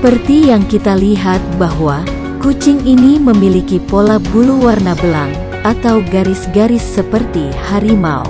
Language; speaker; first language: Indonesian; native; Indonesian